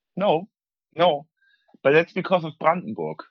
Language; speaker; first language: English; non-native, fluent; German